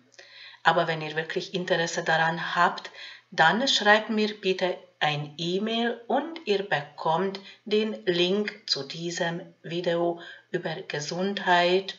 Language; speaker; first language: German; non-native, fluent; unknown